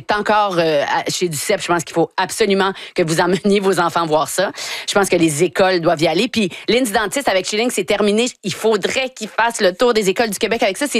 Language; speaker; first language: French; native; French